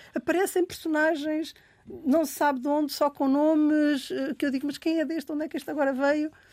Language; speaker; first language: Portuguese; native; Portuguese